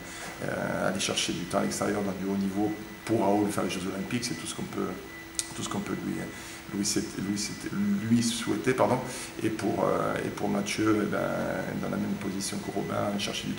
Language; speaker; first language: French; native; French